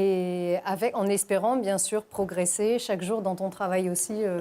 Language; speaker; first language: French; native; French